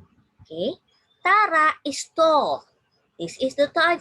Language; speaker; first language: English; non-native, fluent; Indonesian